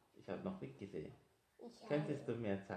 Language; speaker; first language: German; non-native, fluent; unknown